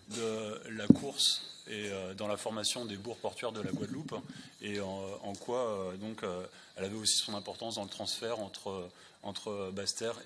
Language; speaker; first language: French; native; French